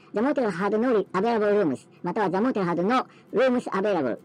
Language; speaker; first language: English; non-native, fluent; Japanese